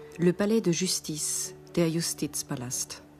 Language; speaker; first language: French; non-native, fluent; German